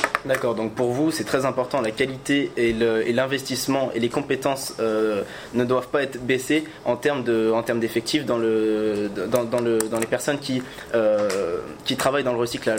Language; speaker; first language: French; native; French